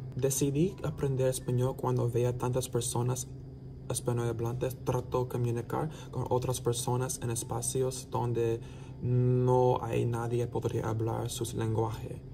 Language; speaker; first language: Spanish; non-native, learner; English